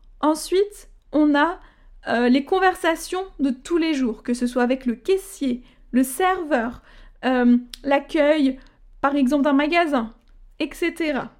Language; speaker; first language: French; native; French